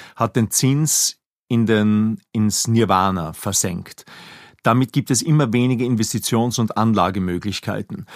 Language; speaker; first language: German; native; German